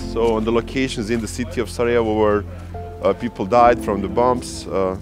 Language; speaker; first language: English; early bilingual, other home language; Bosnian